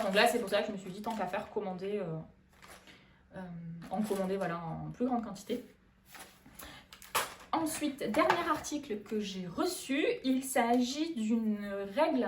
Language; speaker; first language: French; native; French